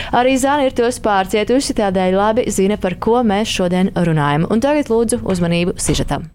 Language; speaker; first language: Latvian; native; Latvian